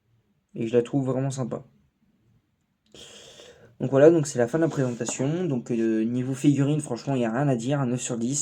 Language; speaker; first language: French; native; French